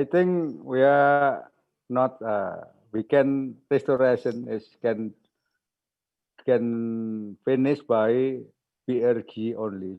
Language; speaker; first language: English; non-native, learner; Indonesian